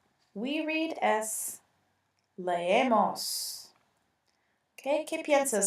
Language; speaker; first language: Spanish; non-native, fluent; English